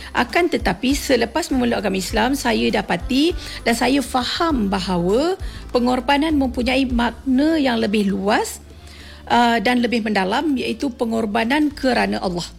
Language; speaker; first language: Malay; non-native, local second language; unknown